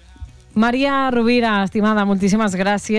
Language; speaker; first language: Catalan; native; Catalan